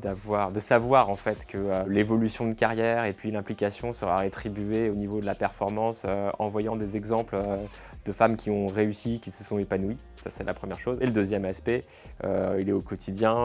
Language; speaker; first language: French; native; French